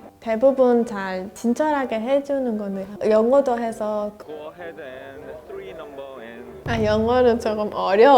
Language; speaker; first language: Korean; non-native, learner; Persian